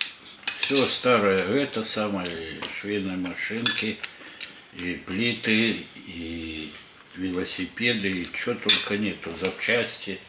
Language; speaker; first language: Russian; native; Russian